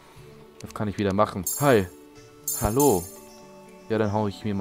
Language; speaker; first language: German; native; German